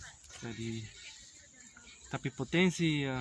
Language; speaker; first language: Indonesian; non-native, learner; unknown